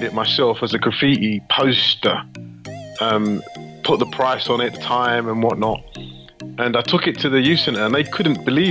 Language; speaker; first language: English; native; English